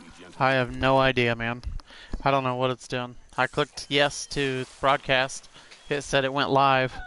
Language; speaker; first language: English; native; English